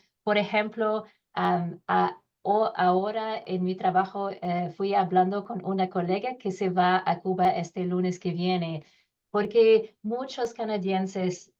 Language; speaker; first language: Spanish; non-native, learner; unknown